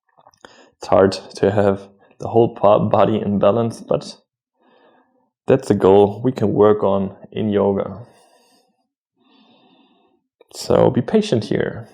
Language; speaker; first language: English; non-native, fluent; German